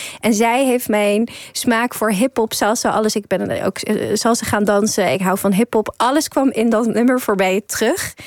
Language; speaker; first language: Dutch; early bilingual, other home language; Persian